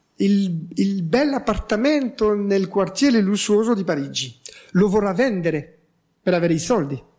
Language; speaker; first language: Italian; non-native, fluent; French